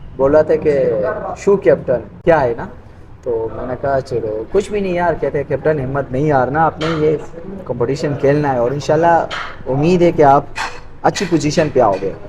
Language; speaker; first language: Urdu; non-native, local second language; Pashto